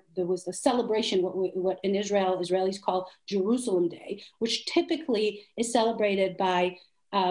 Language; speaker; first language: English; non-native, fluent; Hebrew